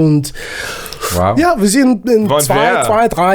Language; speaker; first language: German; non-native, learner; Zulu